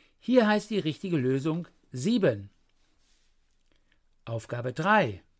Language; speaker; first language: German; native; German